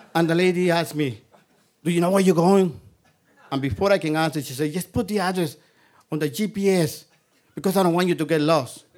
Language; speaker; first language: English; non-native, fluent; Spanish